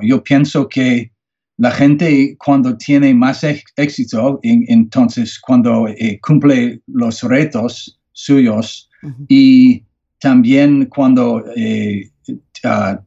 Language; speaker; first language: Spanish; non-native, learner; English